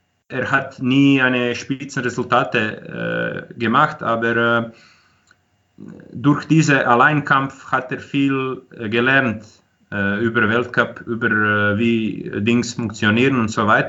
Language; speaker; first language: German; non-native, fluent; Croatian